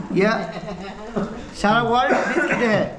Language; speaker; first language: Hindi; non-native, learner; Bangla